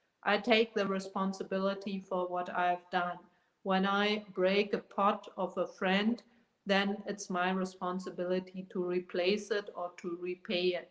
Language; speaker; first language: English; non-native, fluent; German